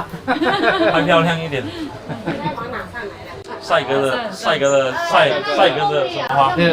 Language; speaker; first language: Chinese; native; Chinese